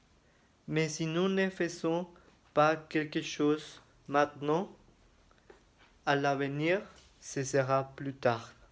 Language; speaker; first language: French; non-native, learner; Spanish